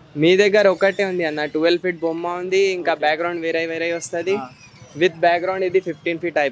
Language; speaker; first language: Telugu; non-native, local second language; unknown